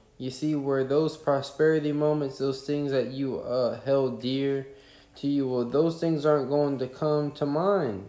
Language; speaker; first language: English; native; English